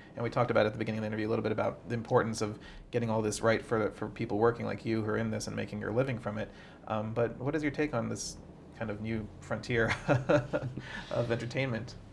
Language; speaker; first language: English; native; English